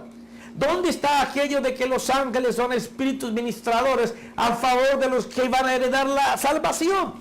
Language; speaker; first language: Spanish; native; Spanish